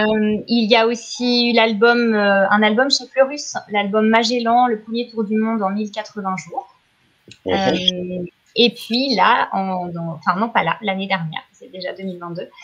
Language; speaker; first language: French; native; French